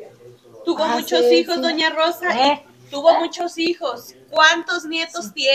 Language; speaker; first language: Spanish; native; Spanish